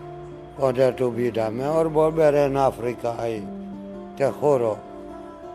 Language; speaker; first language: Spanish; non-native, learner; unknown